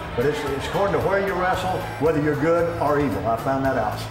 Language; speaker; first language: English; native; English